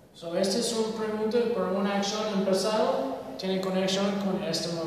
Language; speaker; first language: Spanish; non-native, learner; English